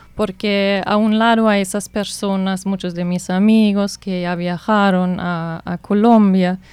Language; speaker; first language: Spanish; non-native, fluent; German